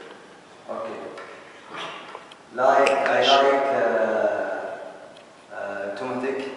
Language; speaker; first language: English; non-native, learner; Arabic